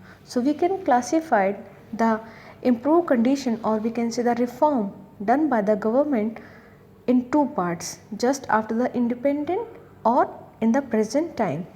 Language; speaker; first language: English; non-native, local second language; Hindi